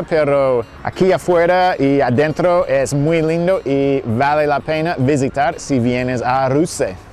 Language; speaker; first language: Spanish; non-native, fluent; English